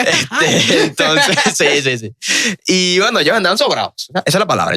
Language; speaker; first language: Spanish; native; Spanish